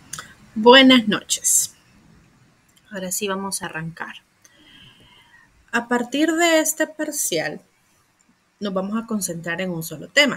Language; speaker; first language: Spanish; native; Spanish